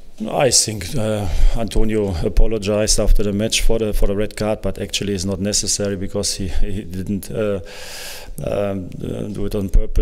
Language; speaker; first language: English; non-native, fluent; German